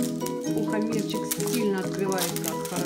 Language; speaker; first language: Russian; native; Russian